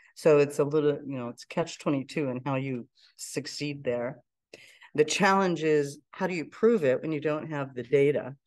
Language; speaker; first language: English; native; English